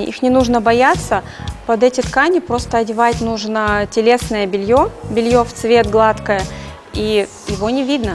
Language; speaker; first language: Russian; native; Russian